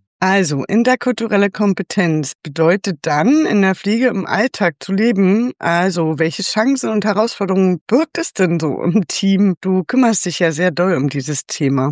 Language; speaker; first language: German; native; German